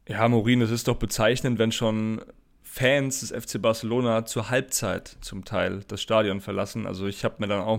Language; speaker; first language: German; native; German